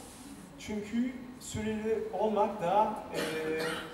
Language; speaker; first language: Turkish; non-native, fluent; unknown